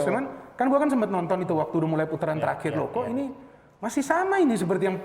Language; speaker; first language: Indonesian; native; Indonesian